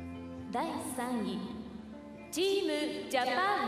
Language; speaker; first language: Japanese; native; Japanese